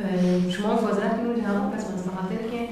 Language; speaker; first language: Persian; native; Persian